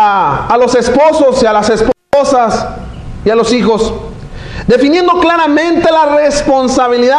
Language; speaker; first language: Spanish; native; Spanish